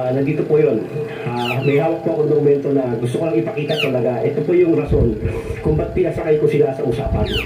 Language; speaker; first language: Filipino; non-native, local second language; Cebuano